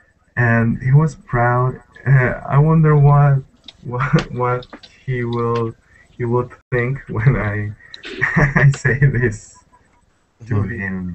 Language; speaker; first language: English; non-native, learner; Spanish